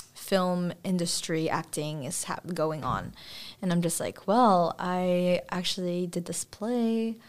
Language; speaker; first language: English; non-native, fluent; Russian